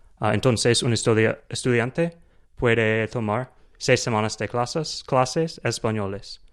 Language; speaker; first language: Spanish; non-native, learner; English